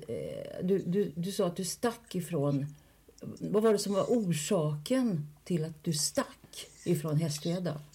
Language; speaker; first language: Swedish; native; Swedish